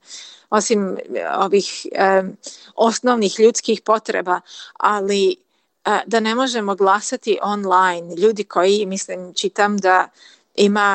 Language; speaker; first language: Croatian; early bilingual, heritage; Croatian